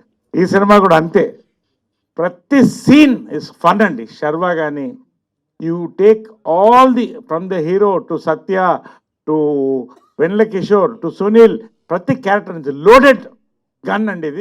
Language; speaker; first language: Telugu; native; Telugu